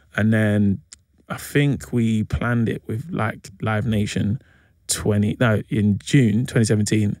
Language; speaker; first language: English; native; English